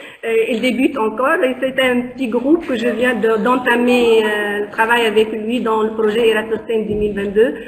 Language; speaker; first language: French; non-native, local second language; Arabic